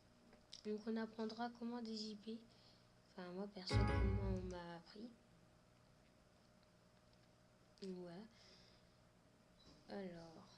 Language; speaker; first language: French; native; French